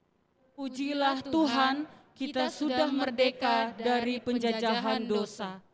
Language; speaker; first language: Indonesian; native; Indonesian